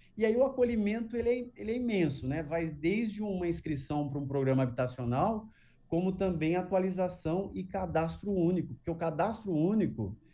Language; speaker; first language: Portuguese; native; Portuguese